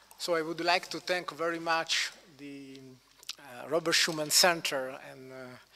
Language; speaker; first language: English; non-native, fluent; Italian